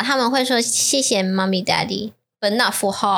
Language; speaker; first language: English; non-native, fluent; Chinese